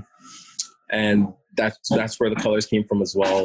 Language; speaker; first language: English; early bilingual, other home language; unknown